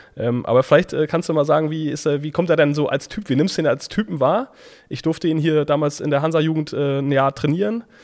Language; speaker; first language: German; native; German